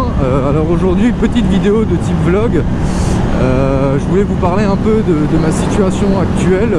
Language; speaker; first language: French; native; French